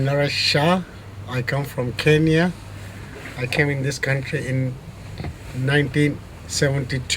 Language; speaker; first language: English; non-native, local second language; Gujarati